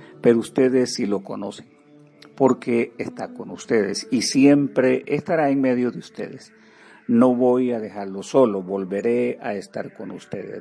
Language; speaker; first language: Spanish; native; Spanish